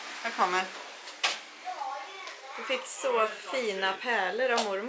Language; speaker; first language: Swedish; native; Swedish